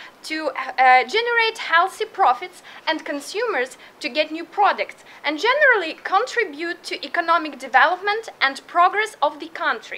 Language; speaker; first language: English; non-native, fluent; Russian